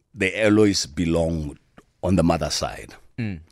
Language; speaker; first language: English; non-native, local second language; Tswana